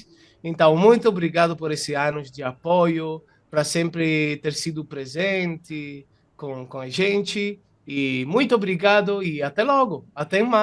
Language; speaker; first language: Portuguese; non-native, fluent; Italian